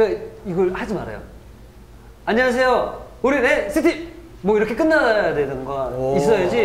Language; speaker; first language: Korean; native; Korean